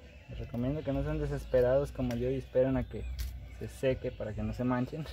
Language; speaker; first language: Spanish; native; Spanish